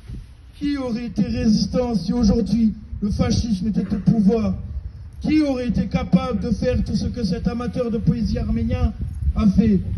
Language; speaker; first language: French; native; French